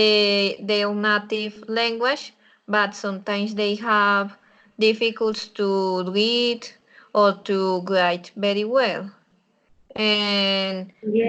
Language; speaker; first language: English; non-native, learner; Spanish